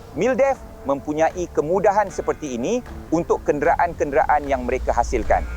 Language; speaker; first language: Malay; native; Malay